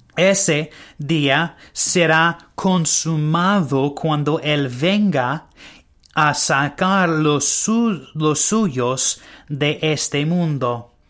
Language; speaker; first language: Spanish; non-native, learner; English